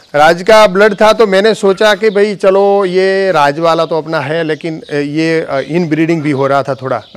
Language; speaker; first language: Hindi; non-native, local second language; Gujarati